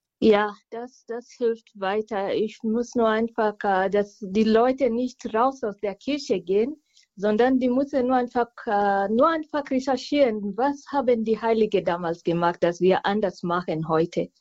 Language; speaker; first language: German; non-native, fluent; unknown